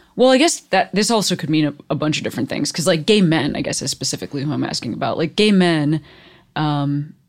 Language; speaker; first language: English; native; English